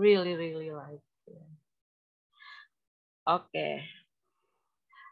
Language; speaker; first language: English; non-native, fluent; Indonesian